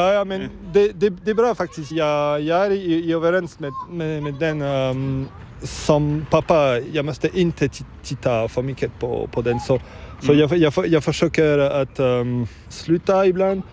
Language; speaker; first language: Swedish; non-native, learner; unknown